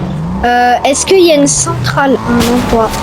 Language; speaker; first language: French; native; French